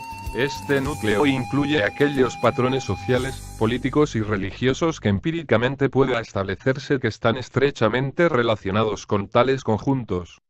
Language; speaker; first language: Spanish; native; Spanish